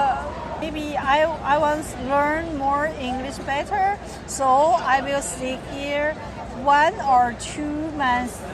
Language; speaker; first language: English; non-native, learner; Chinese